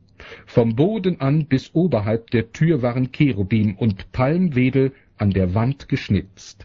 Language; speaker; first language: German; native; German